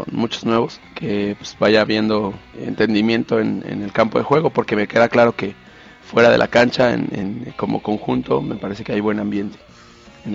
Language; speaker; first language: Spanish; native; Spanish